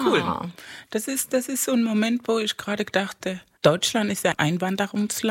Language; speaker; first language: German; non-native, fluent; Spanish